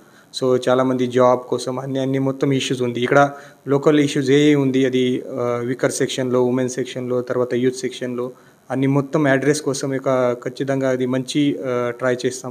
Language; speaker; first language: Telugu; non-native, learner; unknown